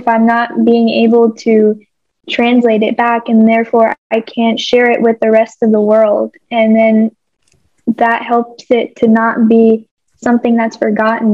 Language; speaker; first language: English; early bilingual, other home language; Bosnian